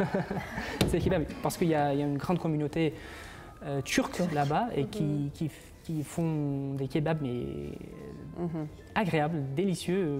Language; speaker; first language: French; non-native, fluent; Uzbek